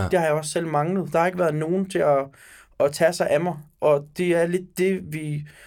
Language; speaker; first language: Danish; early bilingual, other home language; Turkish